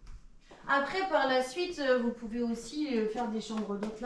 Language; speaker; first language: French; native; French